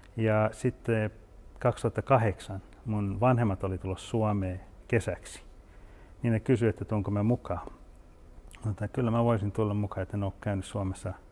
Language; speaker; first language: Finnish; early bilingual, heritage; Finnish